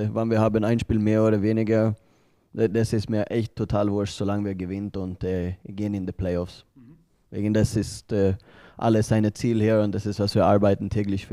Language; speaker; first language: German; non-native, learner; Swedish